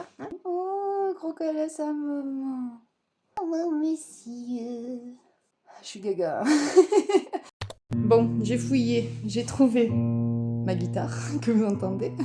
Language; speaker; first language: French; native; French